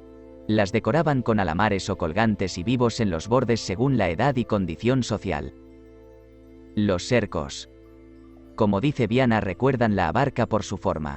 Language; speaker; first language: Spanish; native; Spanish